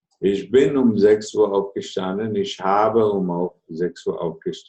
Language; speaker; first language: German; non-native, fluent; Telugu